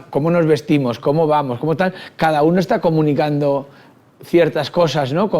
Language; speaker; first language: Spanish; native; Spanish